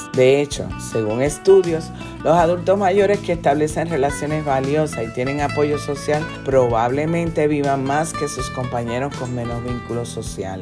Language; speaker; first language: Spanish; native; Spanish